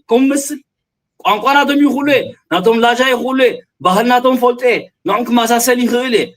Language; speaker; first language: Tigrinya; early bilingual, heritage; Tigrinya